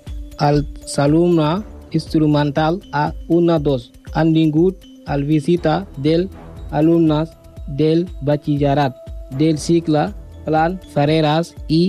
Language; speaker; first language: Catalan; non-native, learner; Spanish